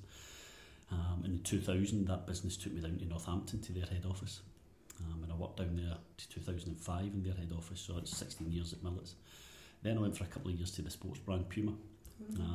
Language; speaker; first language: English; native; English